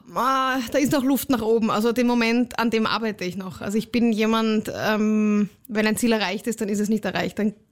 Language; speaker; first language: German; native; German